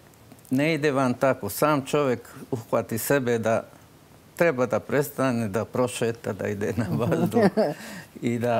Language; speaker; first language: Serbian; non-native, local second language; Slovak